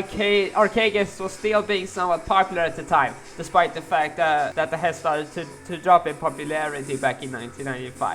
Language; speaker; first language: English; non-native, fluent; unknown